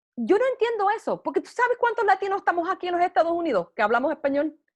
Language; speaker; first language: Spanish; early bilingual, heritage; Spanish